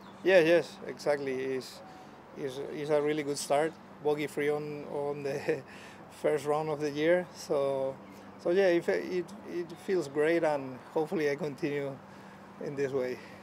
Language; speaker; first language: English; non-native, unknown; Spanish